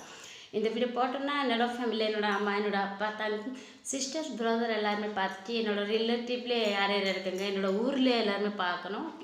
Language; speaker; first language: Tamil; non-native, local second language; Odia